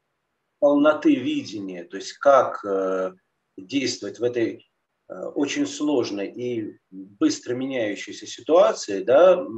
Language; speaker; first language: Russian; native; Russian